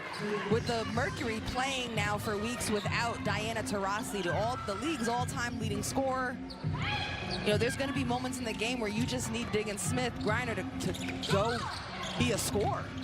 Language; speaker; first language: English; native; English